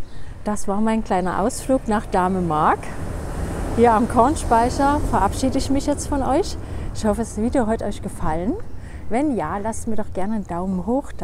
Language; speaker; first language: German; native; German